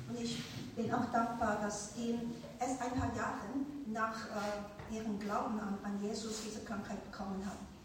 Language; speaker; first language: German; non-native, fluent; Chinese